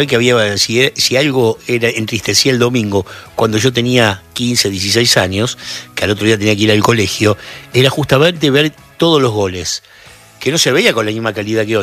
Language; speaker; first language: Spanish; native; Spanish